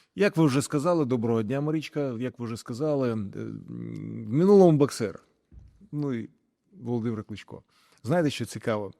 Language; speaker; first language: Ukrainian; non-native, local second language; Russian